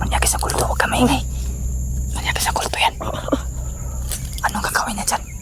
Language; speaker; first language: Filipino; non-native, local second language; Cebuano